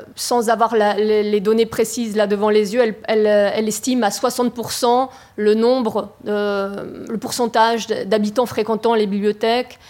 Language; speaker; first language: French; native; French